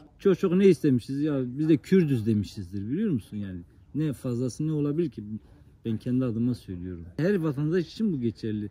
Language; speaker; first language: Turkish; non-native, local second language; Kurdish